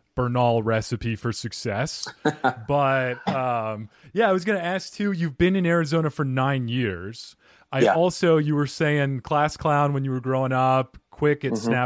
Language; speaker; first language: English; native; English